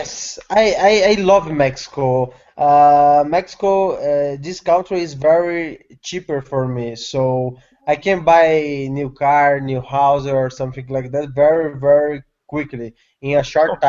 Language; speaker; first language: English; non-native, learner; Portuguese